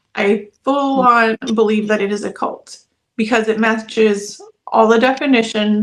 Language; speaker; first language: English; native; English